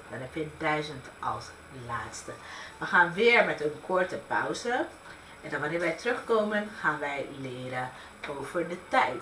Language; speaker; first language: Dutch; early bilingual, other home language; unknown